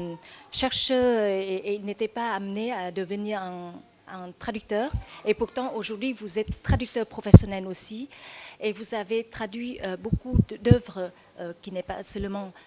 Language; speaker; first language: French; non-native, fluent; Vietnamese